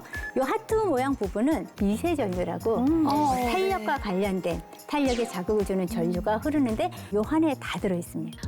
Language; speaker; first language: Korean; native; Korean